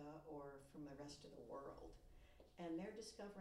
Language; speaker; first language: English; native; English